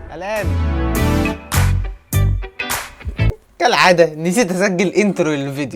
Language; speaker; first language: Arabic; native; Arabic